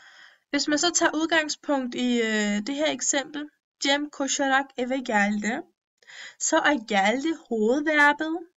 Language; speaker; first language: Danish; early bilingual, other home language; Turkish